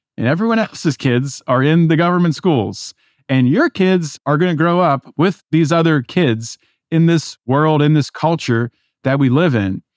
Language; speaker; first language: English; native; English